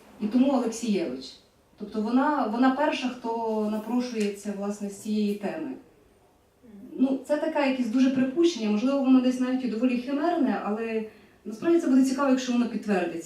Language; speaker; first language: Ukrainian; native; Ukrainian